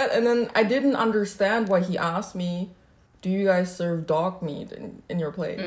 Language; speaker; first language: English; non-native, fluent; Chinese